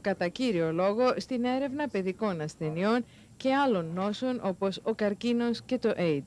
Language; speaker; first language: Greek; native; Greek